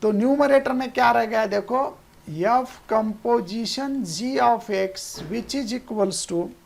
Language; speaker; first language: Hindi; non-native, local second language; Marathi